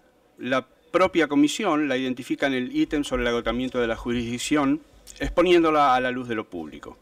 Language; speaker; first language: Spanish; native; Spanish